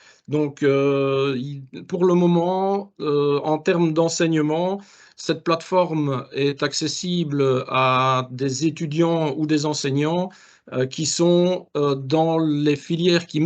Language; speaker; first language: French; native; French